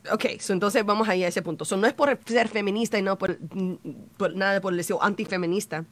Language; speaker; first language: Spanish; early bilingual, heritage; Spanish